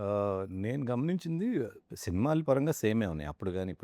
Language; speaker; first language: Telugu; native; Telugu